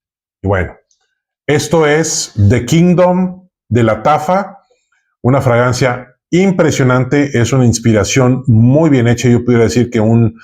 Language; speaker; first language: Spanish; native; Spanish